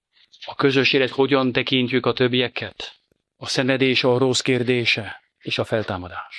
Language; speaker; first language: Hungarian; non-native, fluent; French